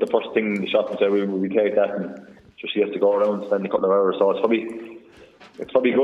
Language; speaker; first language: English; native; English